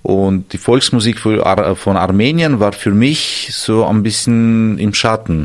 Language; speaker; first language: German; non-native, fluent; Armenian